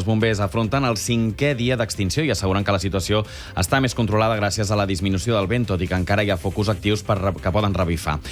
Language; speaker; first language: Catalan; native; Catalan